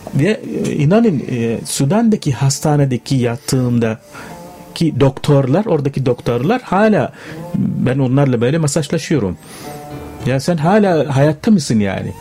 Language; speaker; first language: Turkish; non-native, fluent; Arabic